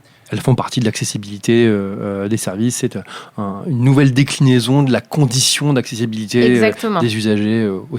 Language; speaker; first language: French; native; French